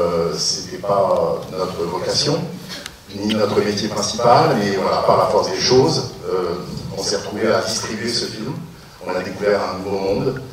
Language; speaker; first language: French; native; French